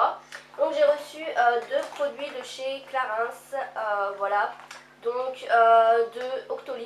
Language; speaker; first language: French; native; French